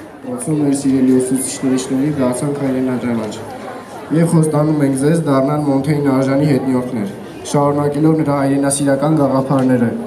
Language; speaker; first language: Armenian; native; Armenian